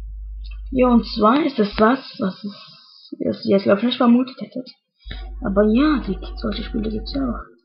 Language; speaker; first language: German; native; German